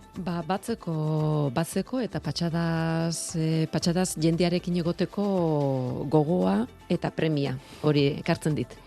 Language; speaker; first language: Basque; native; Basque